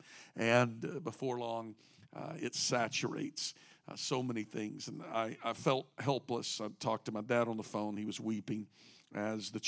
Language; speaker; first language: English; native; English